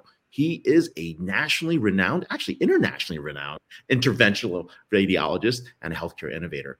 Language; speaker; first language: English; native; English